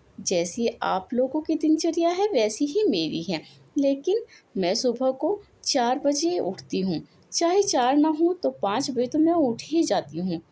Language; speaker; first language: Hindi; native; Hindi